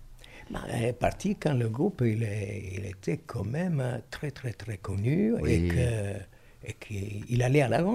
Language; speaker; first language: French; non-native, fluent; Italian